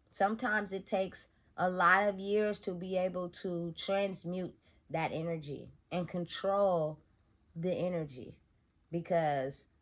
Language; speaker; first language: English; native; English